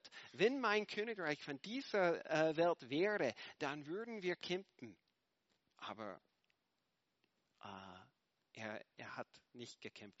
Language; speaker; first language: German; non-native, fluent; English